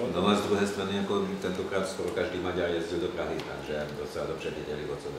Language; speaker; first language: Czech; non-native, fluent; Hungarian